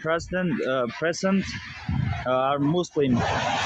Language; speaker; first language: English; non-native, learner; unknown